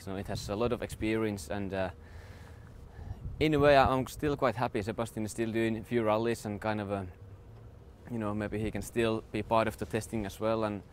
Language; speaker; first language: English; non-native, fluent; Finnish